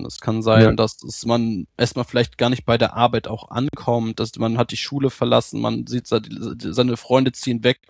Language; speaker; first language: German; native; German